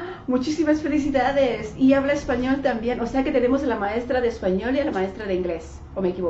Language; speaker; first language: Spanish; native; Spanish